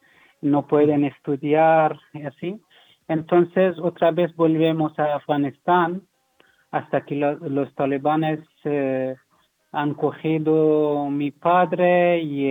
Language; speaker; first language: Spanish; non-native, learner; Persian